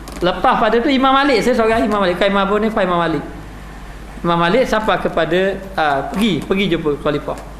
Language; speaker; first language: Malay; native; Malay